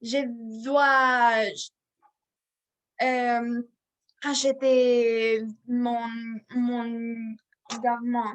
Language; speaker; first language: French; non-native, learner; Spanish